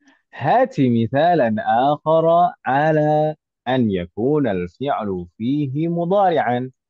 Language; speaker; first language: Arabic; non-native, fluent; Indonesian